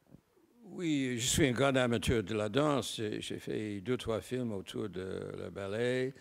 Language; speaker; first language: French; non-native, fluent; English